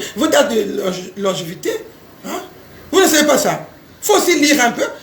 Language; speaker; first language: French; non-native, local second language; Lingala